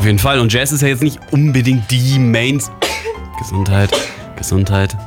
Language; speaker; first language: German; native; German